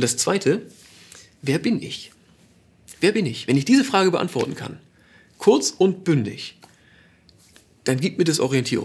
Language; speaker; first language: German; native; German